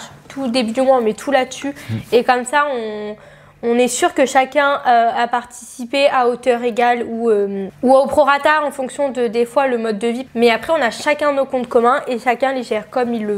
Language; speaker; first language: French; native; French